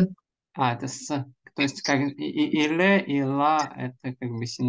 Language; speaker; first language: Russian; native; Russian